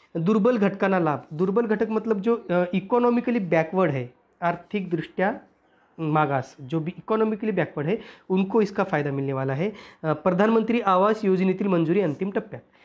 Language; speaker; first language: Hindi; non-native, local second language; Marathi